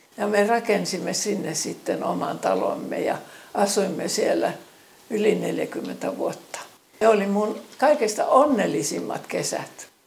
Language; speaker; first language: Finnish; early bilingual, other home language; Estonian